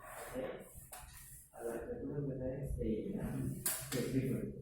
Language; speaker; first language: English; non-native, learner; Indonesian